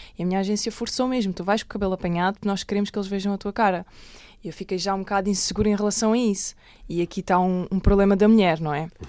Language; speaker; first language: Portuguese; native; Portuguese